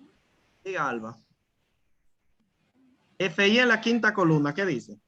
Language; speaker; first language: Spanish; native; Spanish